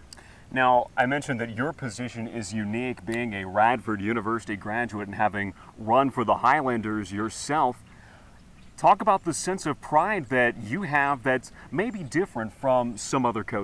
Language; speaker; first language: English; native; English